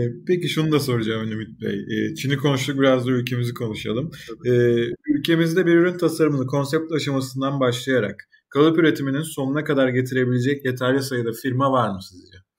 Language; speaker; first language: Turkish; native; Turkish